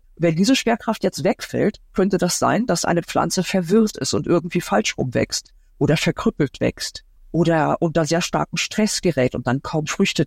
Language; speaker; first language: German; native; German